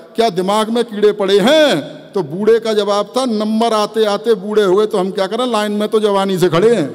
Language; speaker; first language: Hindi; native; Hindi